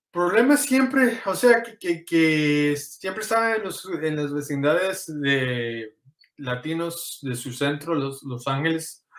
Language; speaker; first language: Spanish; early bilingual, heritage; Spanish